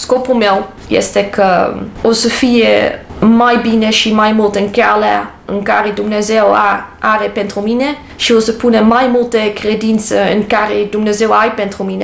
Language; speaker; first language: Romanian; non-native, learner; English